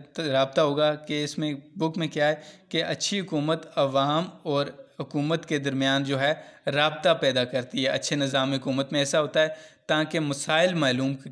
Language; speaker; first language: Urdu; non-native, local second language; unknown